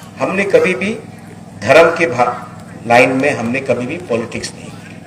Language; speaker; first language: Hindi; non-native, local second language; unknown